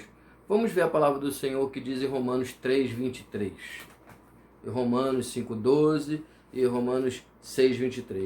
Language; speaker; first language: Portuguese; native; Portuguese